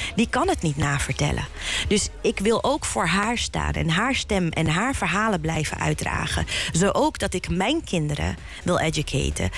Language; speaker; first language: Dutch; early bilingual, other home language; Bosnian